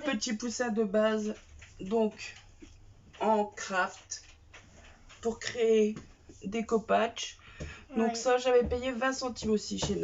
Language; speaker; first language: French; native; French